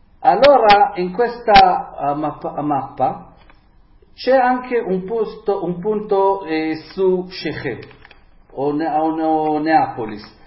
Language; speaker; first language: Italian; non-native, fluent; Hebrew